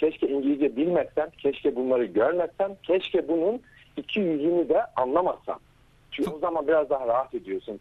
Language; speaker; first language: Turkish; native; Turkish